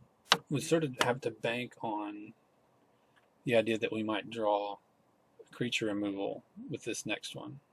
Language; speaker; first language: English; native; English